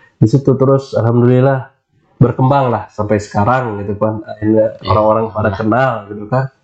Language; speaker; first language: Indonesian; non-native, local second language; Sundanese